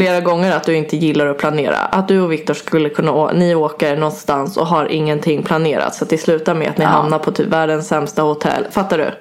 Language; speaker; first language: Swedish; native; Swedish